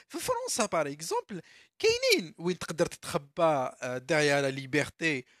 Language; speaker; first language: French; non-native, local second language; Arabic